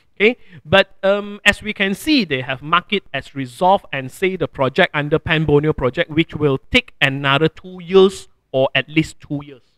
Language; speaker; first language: English; non-native, local second language; Chinese